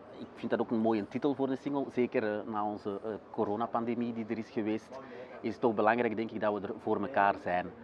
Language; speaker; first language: Dutch; native; Dutch